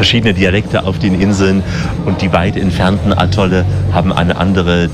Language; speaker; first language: German; native; German